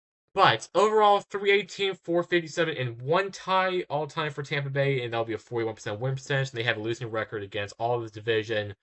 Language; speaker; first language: English; native; English